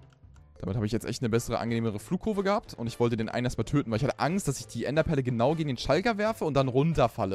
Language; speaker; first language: German; native; German